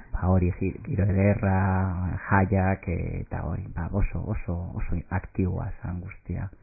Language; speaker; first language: Basque; non-native, local second language; Spanish